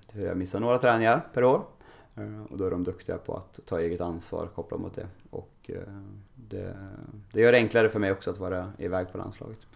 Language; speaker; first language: Swedish; native; Swedish